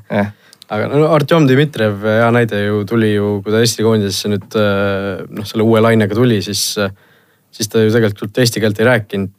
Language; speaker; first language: Estonian; native; Estonian